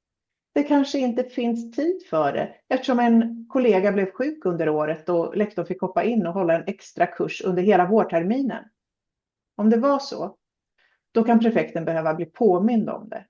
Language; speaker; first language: Swedish; native; Swedish